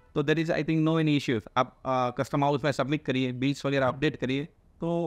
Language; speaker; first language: Hindi; non-native, local second language; Gujarati